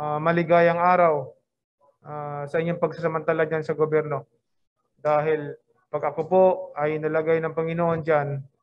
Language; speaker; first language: Filipino; non-native, local second language; Cebuano